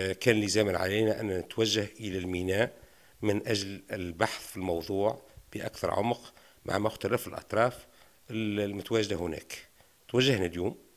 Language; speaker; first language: Arabic; native; Arabic